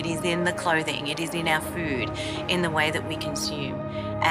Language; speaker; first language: English; native; English